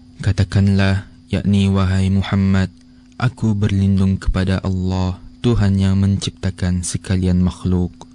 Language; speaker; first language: Malay; native; Malay